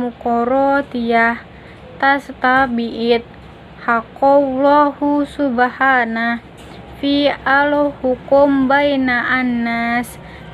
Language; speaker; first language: Arabic; non-native, learner; Indonesian